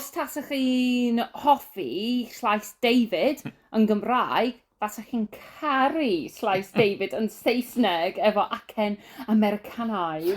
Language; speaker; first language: Welsh; non-native, learner; English